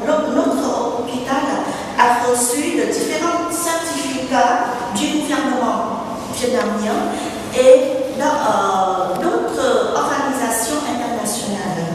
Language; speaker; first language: French; non-native, fluent; Vietnamese